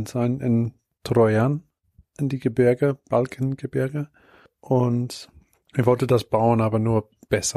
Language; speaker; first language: German; non-native, fluent; Bulgarian